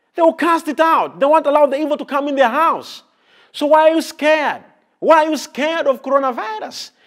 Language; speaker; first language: English; non-native, local second language; Nyanja